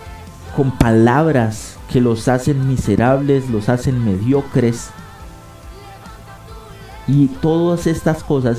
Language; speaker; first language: Spanish; native; Spanish